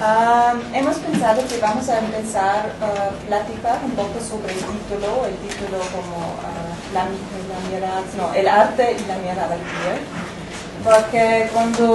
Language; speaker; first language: Spanish; non-native, fluent; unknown